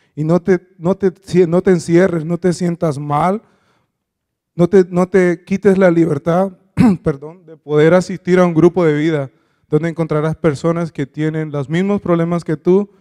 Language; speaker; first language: Spanish; native; Spanish